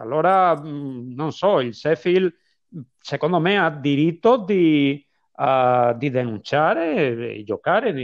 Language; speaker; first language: Italian; non-native, fluent; Spanish